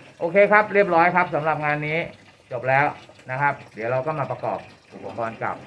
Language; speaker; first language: Thai; native; Thai